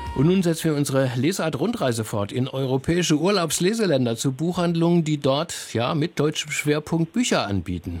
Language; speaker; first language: German; native; German